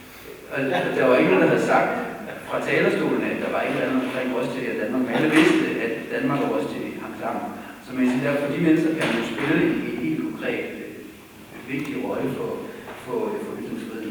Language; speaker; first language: Danish; native; Danish